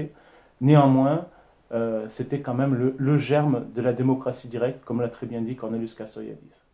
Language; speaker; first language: French; native; French